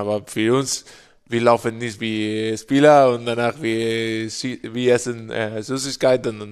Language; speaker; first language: German; non-native, fluent; Spanish